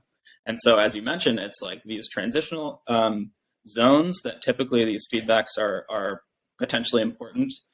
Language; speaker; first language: English; native; English